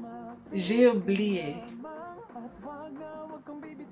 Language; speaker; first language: French; non-native, learner; English